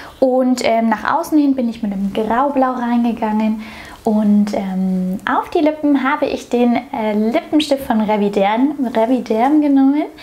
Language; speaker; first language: German; native; German